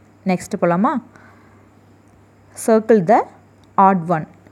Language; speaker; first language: English; non-native, local second language; Tamil